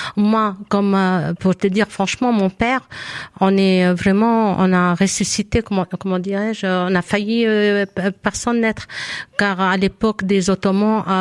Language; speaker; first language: French; non-native, local second language; Arabic